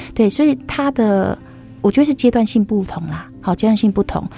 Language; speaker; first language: Chinese; native; Chinese